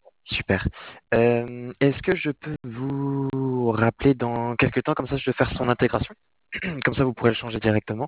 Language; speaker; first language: French; native; French